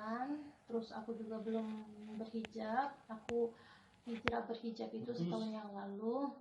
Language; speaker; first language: Indonesian; non-native, local second language; Javanese